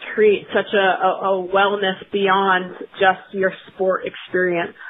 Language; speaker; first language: English; native; English